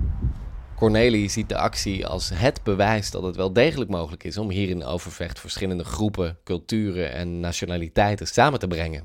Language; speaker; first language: Dutch; native; Dutch